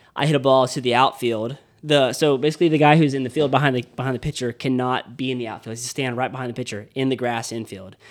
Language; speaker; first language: English; native; English